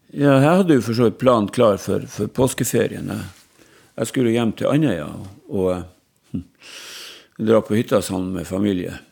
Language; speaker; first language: Norwegian; native; Norwegian